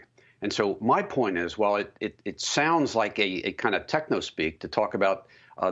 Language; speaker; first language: English; native; English